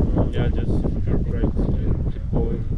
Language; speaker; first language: English; non-native, learner; Korean